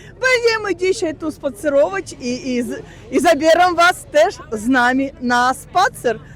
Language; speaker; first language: Polish; non-native, learner; Russian